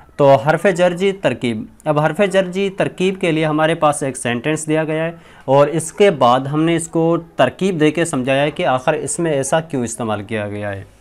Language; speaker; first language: Urdu; non-native, local second language; Sindhi